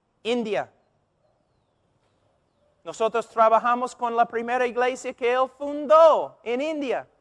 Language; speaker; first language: Spanish; non-native, fluent; English